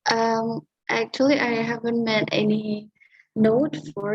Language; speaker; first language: English; non-native, fluent; Indonesian